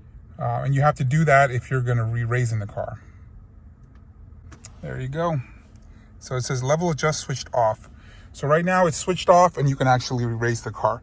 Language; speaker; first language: English; native; English